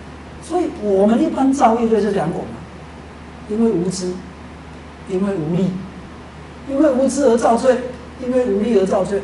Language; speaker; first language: Chinese; native; Chinese